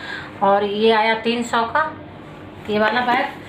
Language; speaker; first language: Hindi; native; Hindi